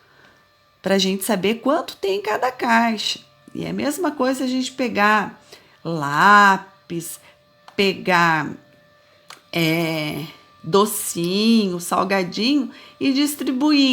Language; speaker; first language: Portuguese; native; Portuguese